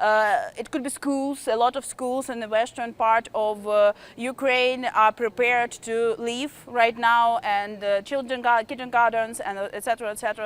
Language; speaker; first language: English; non-native, fluent; Ukrainian